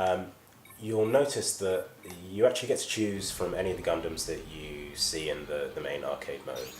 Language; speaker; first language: English; native; English